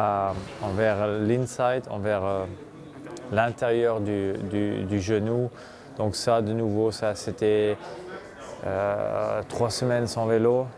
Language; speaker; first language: French; non-native, local second language; Luxembourgish